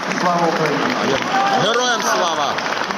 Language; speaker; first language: Ukrainian; native; Ukrainian